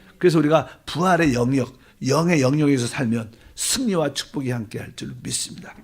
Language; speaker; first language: Korean; native; Korean